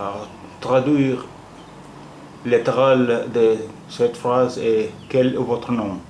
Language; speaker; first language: French; non-native, fluent; Hindi